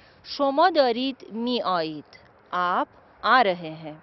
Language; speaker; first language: Persian; non-native, fluent; Urdu